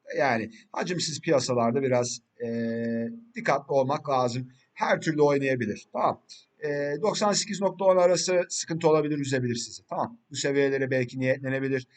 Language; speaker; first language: Turkish; early bilingual, heritage; Turkish